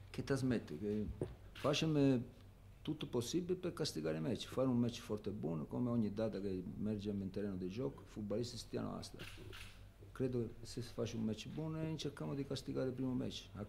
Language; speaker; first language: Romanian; non-native, learner; Italian